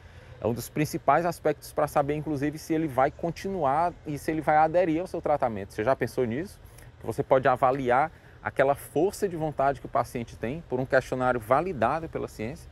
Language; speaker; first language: Portuguese; native; Portuguese